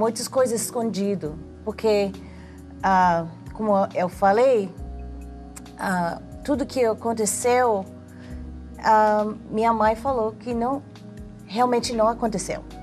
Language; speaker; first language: Portuguese; non-native, fluent; English